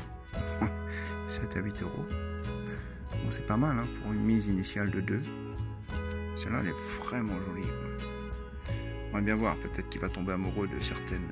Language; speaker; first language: French; native; French